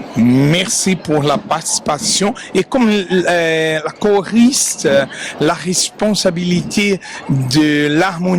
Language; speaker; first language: French; non-native, learner; Portuguese